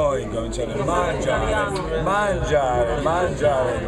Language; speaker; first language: Italian; non-native, learner; Slovak